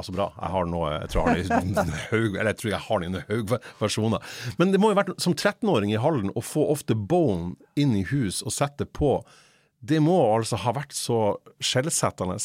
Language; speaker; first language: Norwegian; native; Norwegian